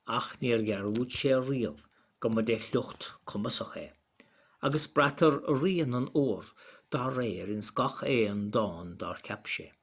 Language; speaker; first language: Irish; native; Irish